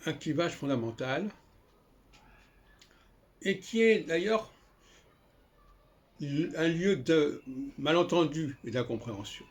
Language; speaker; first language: French; native; French